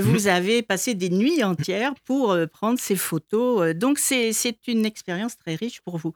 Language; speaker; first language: French; native; French